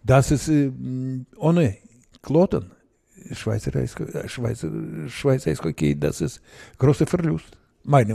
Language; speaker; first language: German; non-native, learner; Russian